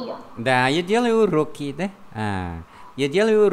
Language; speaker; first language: Russian; non-native, fluent; Vietnamese